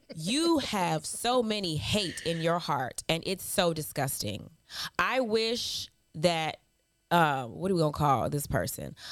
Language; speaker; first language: English; early bilingual, other home language; Yoruba